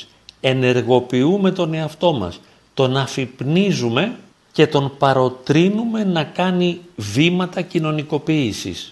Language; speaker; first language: Greek; native; Greek